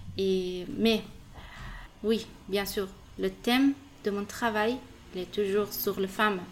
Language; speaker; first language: French; non-native, learner; Persian